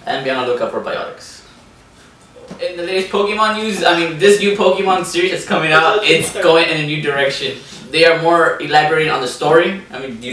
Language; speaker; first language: English; native; English